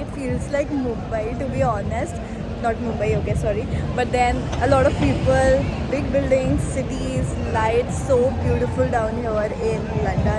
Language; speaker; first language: English; non-native, local second language; Hindi